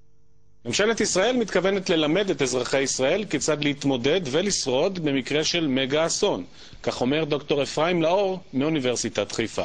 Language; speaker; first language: Hebrew; native; Hebrew